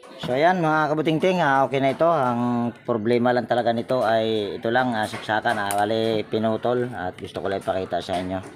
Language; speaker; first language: Filipino; non-native, local second language; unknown